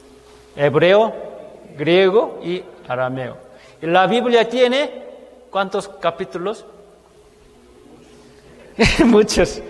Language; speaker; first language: Spanish; non-native, fluent; Korean